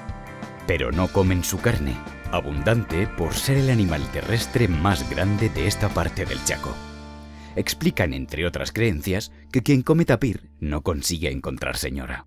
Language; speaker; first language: Spanish; native; Spanish